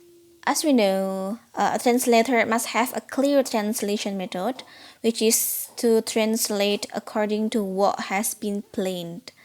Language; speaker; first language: English; non-native, learner; Indonesian